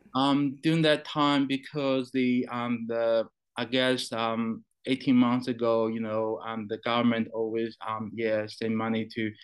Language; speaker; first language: English; non-native, fluent; Chinese